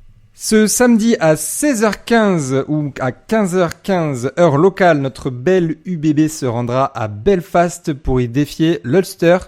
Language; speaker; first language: French; native; French